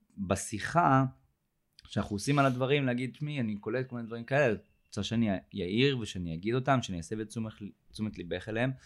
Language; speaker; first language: Hebrew; native; Hebrew